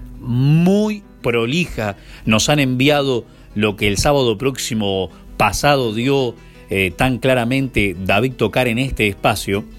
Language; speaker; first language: Spanish; native; Spanish